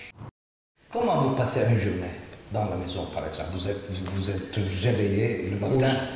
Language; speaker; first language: French; non-native, fluent; Turkish